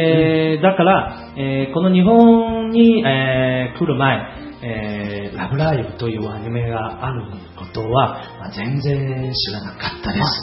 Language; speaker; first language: Japanese; non-native, fluent; Chinese